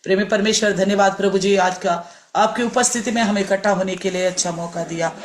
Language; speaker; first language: Hindi; non-native, local second language; Telugu